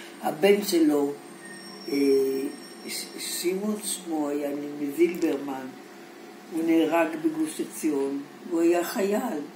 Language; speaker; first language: Hebrew; non-native, fluent; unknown